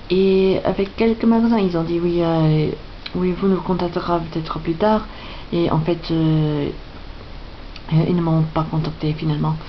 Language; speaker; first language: French; non-native, fluent; English